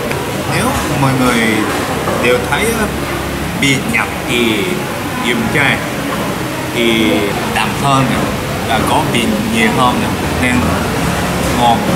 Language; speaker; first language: Vietnamese; non-native, learner; Japanese